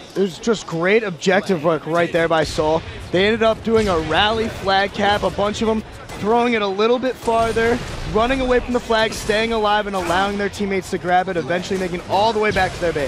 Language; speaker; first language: English; native; English